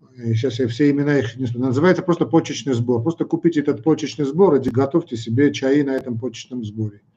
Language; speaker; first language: Russian; non-native, local second language; Armenian